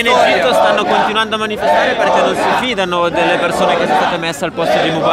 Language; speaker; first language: Italian; native; Italian